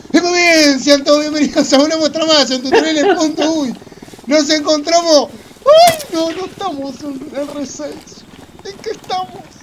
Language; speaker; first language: Spanish; native; Spanish